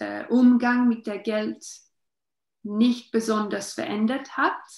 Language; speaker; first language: German; non-native, learner; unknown